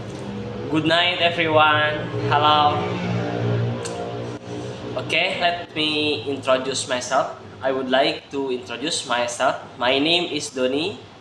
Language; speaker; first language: English; non-native, learner; Indonesian